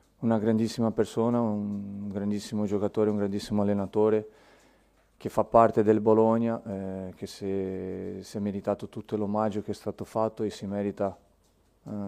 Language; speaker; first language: Italian; non-native, fluent; Portuguese